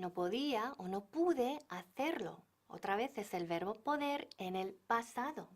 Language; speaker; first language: Spanish; non-native, fluent; English